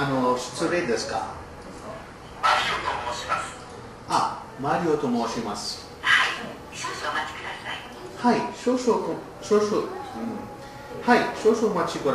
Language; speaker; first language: Japanese; non-native, learner; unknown